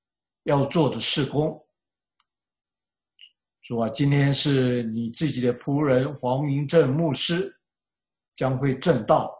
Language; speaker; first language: Chinese; native; Chinese